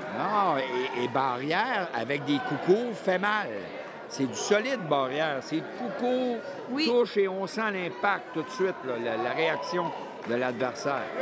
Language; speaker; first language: French; native; French